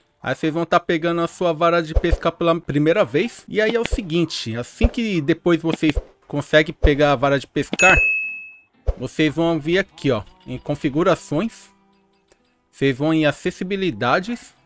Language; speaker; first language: Portuguese; native; Portuguese